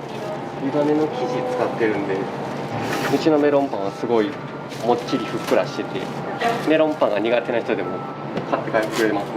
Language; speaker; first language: Japanese; native; Japanese